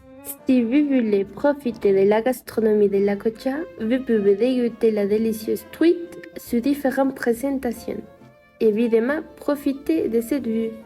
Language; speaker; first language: French; non-native, learner; Spanish